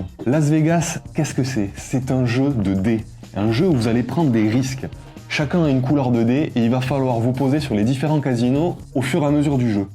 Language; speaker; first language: French; native; French